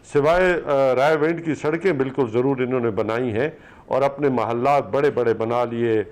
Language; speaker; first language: Urdu; non-native, local second language; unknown